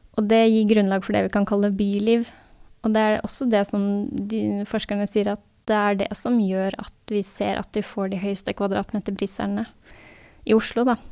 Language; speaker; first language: Norwegian; native; Norwegian